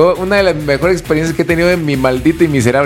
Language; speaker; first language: Spanish; native; Spanish